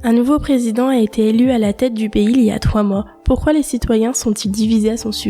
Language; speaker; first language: French; native; French